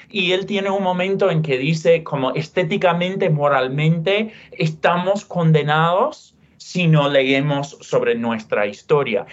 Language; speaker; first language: Spanish; non-native, fluent; English